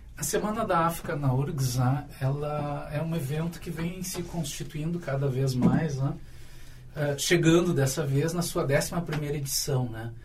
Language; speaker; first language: Portuguese; native; Portuguese